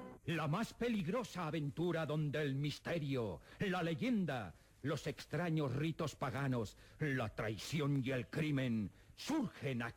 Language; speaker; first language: Spanish; native; Spanish